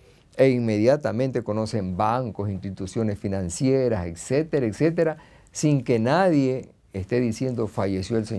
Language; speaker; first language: Spanish; native; Spanish